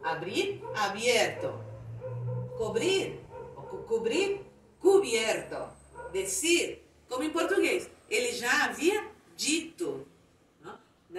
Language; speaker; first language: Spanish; non-native, fluent; Portuguese